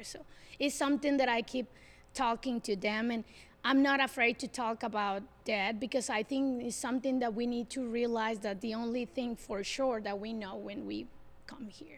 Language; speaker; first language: English; non-native, fluent; Spanish